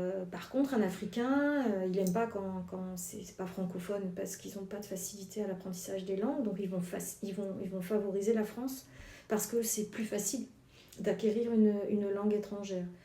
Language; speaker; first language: French; native; French